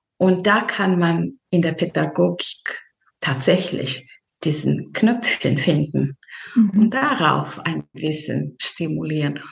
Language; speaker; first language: German; non-native, fluent; Serbian